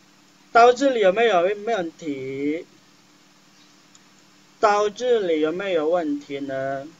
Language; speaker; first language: Chinese; non-native, fluent; Indonesian